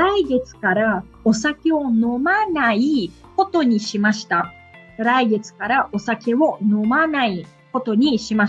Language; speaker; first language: Japanese; non-native, fluent; Portuguese